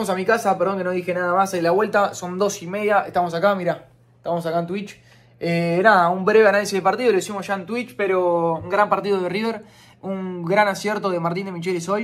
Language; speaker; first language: Spanish; native; Spanish